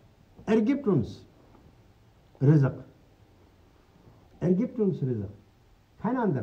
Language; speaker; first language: German; non-native, fluent; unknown